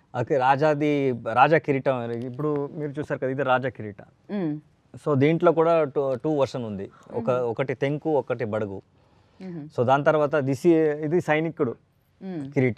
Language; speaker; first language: Telugu; non-native, learner; Kannada